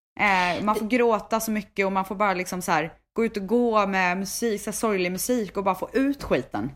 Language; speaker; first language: Swedish; native; Swedish